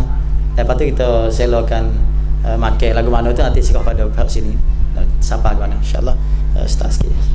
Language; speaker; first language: Malay; native; Malay